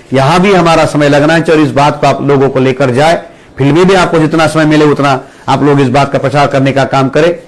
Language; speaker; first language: Hindi; non-native, local second language; Marathi